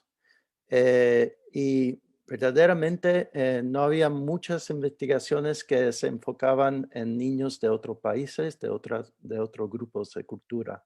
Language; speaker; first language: Spanish; early bilingual, heritage; Spanish